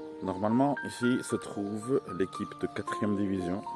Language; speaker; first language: French; non-native, fluent; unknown